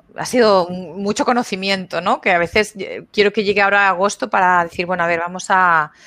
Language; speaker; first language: Spanish; native; Spanish